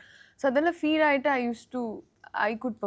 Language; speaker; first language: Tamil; non-native, learner; Telugu